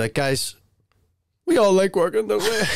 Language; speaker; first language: English; native; English